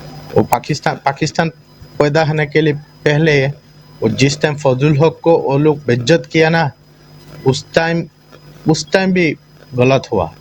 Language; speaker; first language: Hindi; non-native, fluent; Bangla